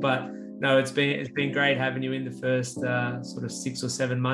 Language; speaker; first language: English; native; English